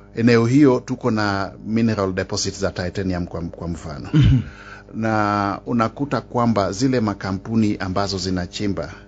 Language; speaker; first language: Swahili; non-native, local second language; Luo (Kenya and Tanzania)